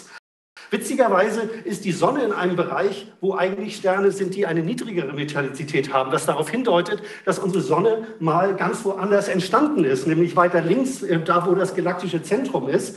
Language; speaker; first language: German; native; German